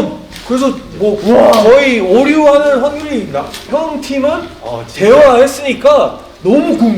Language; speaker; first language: Korean; early bilingual, heritage; Korean